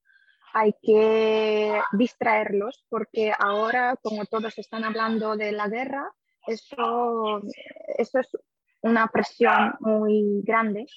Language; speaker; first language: Spanish; non-native, fluent; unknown